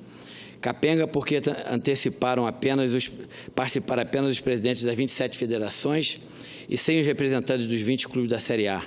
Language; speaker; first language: Portuguese; native; Portuguese